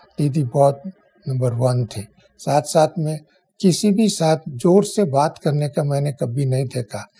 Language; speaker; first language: Hindi; non-native, local second language; Kannada